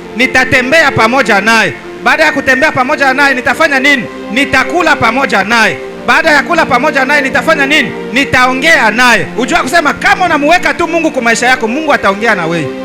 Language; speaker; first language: Swahili; native; Swahili